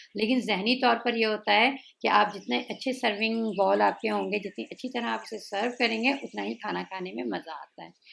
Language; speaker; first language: Urdu; native; Urdu